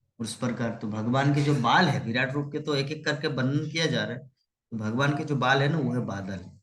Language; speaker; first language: Hindi; non-native, local second language; Bangla